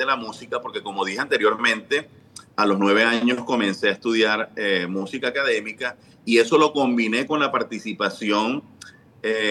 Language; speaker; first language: Spanish; native; Spanish